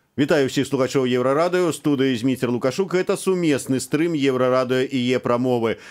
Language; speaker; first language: Belarusian; native; Belarusian